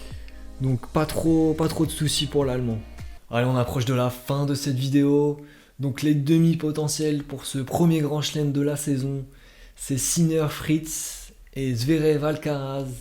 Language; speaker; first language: French; native; French